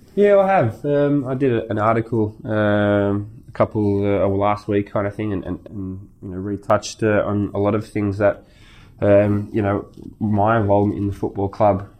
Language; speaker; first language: English; native; English